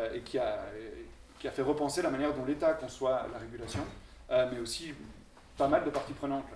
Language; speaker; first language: French; native; French